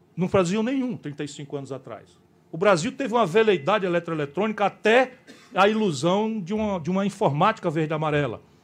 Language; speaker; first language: Portuguese; native; Portuguese